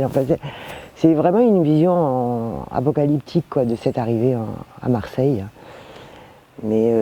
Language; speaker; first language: French; native; French